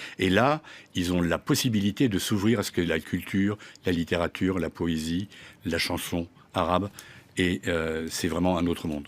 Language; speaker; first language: French; native; French